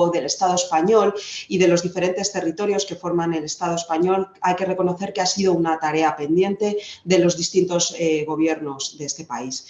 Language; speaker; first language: Spanish; native; Spanish